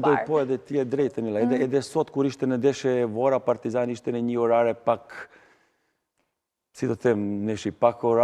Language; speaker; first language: Albanian; non-native, learner; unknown